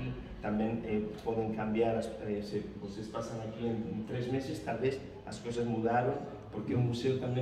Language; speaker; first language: Portuguese; non-native, fluent; Spanish